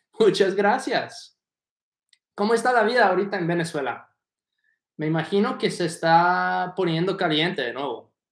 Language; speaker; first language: Spanish; non-native, fluent; English